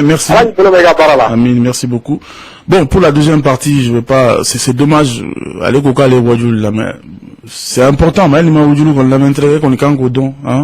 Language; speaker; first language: French; non-native, local second language; Bambara